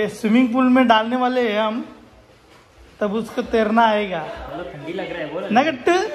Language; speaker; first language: Hindi; non-native, local second language; Marathi